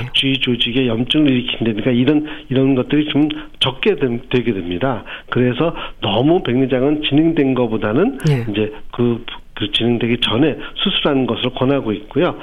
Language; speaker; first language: Korean; native; Korean